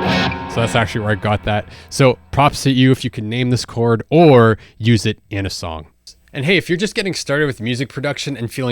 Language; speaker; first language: English; native; English